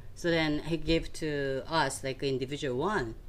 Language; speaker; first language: English; non-native, fluent; Korean